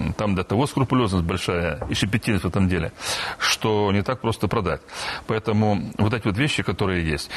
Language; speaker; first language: Russian; non-native, local second language; Romanian